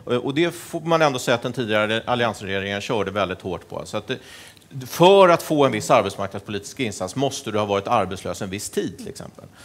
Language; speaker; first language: Swedish; native; Swedish